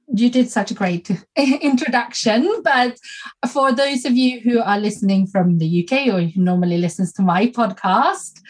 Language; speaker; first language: English; non-native, fluent; Swedish